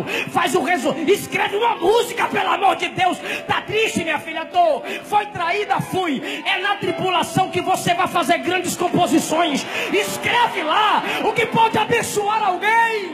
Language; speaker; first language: Portuguese; native; Portuguese